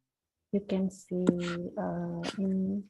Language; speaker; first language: English; non-native, fluent; Indonesian